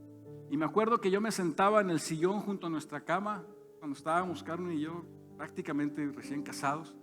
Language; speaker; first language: Spanish; native; Spanish